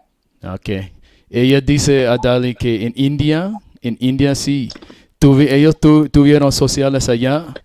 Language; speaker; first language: Spanish; non-native, learner; English